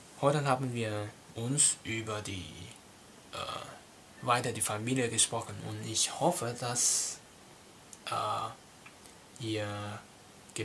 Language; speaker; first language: German; non-native, learner; Cantonese